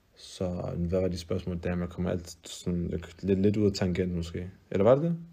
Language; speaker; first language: Danish; early bilingual, other home language; Arabic